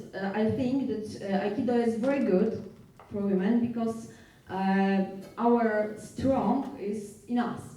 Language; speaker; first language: English; non-native, learner; Polish